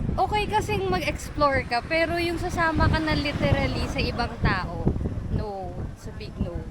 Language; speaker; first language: Filipino; native; Filipino